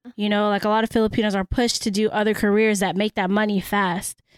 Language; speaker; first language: English; early bilingual, other home language; Cebuano